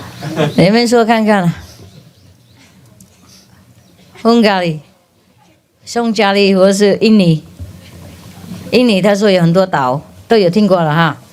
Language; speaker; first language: Chinese; non-native, fluent; Vietnamese